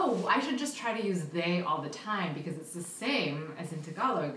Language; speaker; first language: English; early bilingual, other home language; Filipino